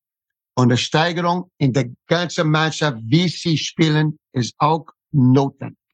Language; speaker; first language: German; non-native, fluent; English